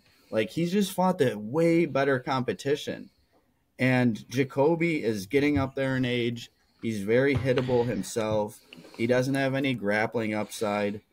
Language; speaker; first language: English; native; English